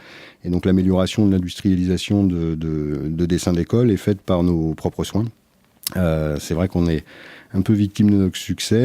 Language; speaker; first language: French; native; French